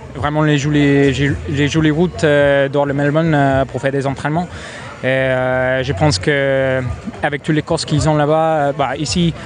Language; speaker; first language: French; non-native, fluent; English